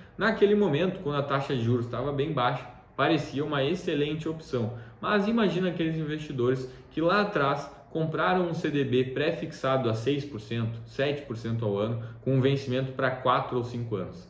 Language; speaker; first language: Portuguese; native; Portuguese